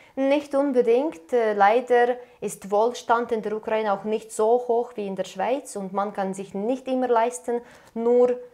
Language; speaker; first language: German; non-native, fluent; Ukrainian